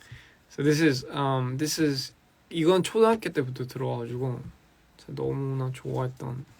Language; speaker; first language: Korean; early bilingual, heritage; English